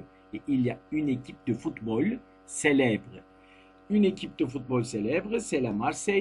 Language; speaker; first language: French; non-native, fluent; Turkish